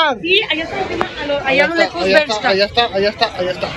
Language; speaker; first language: Spanish; native; Spanish